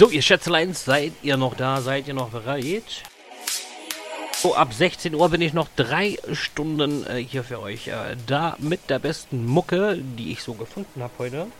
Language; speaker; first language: German; native; German